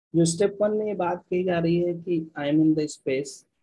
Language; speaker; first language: Hindi; native; Hindi